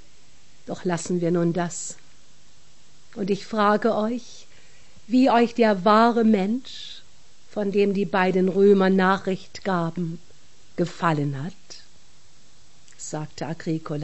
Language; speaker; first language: German; native; German